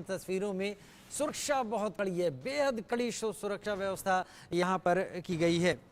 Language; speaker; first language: Hindi; native; Hindi